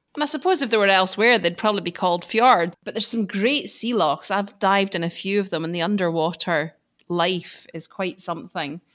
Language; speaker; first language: English; native; English